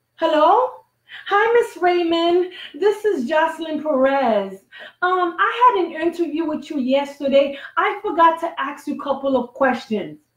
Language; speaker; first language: English; non-native, fluent; Haitian Creole